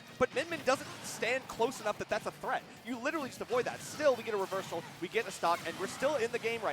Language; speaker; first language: English; native; English